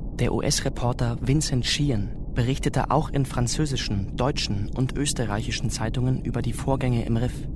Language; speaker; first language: German; native; German